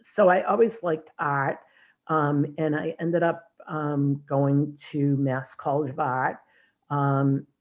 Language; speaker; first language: English; native; English